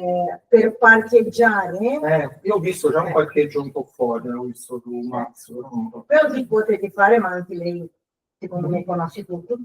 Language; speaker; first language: Italian; non-native, fluent; Portuguese